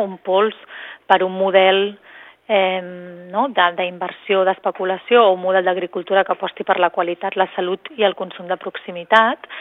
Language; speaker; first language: Catalan; native; Catalan